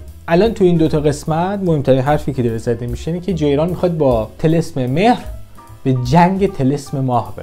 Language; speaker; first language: Persian; native; Persian